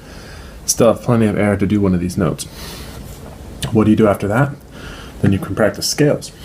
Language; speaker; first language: English; native; English